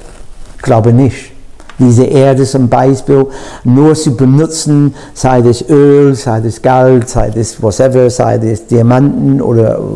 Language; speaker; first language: German; non-native, fluent; English